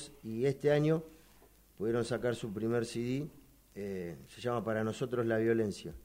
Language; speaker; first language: Spanish; native; Spanish